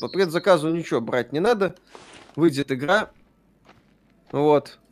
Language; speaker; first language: Russian; native; Russian